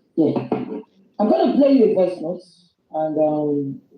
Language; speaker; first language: English; non-native, local second language; Yoruba